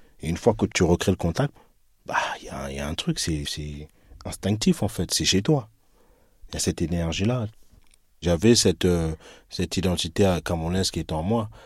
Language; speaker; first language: French; early bilingual, other home language; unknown